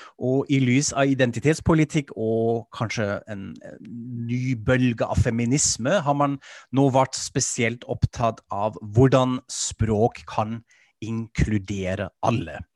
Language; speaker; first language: Norwegian; non-native, fluent; German